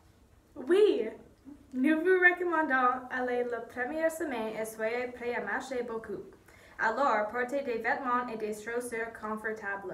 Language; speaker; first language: French; non-native, learner; English